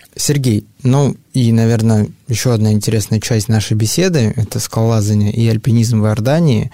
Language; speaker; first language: Russian; native; Russian